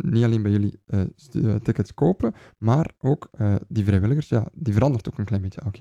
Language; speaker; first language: Dutch; native; Dutch